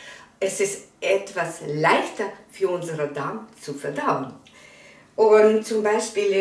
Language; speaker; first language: German; non-native, fluent; Russian